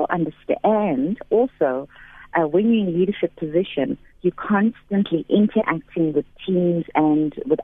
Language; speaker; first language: English; native; English